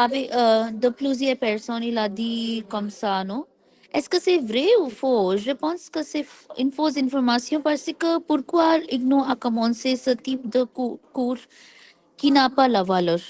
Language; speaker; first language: French; non-native, learner; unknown